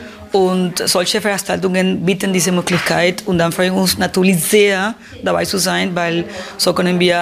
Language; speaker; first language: German; non-native, fluent; Spanish